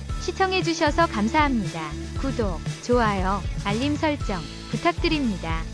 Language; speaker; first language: Korean; native; Korean